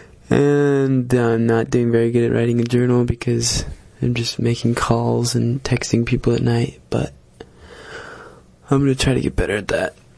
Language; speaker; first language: English; native; English